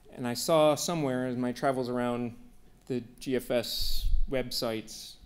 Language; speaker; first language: English; native; English